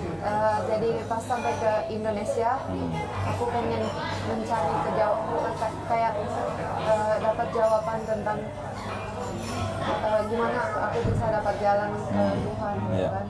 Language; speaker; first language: Indonesian; non-native, fluent; Finnish